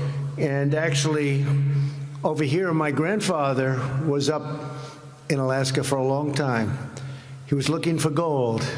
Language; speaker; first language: English; native; English